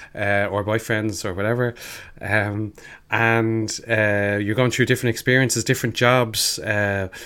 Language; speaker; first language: English; native; English